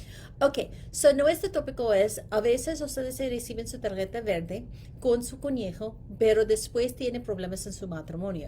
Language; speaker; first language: Spanish; non-native, learner; English